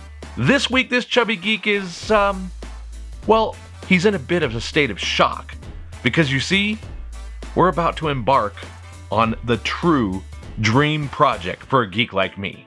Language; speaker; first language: English; native; English